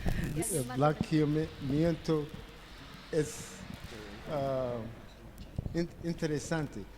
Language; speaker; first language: Spanish; non-native, learner; English